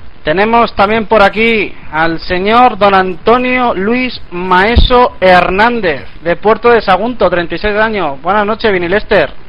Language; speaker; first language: Spanish; native; Spanish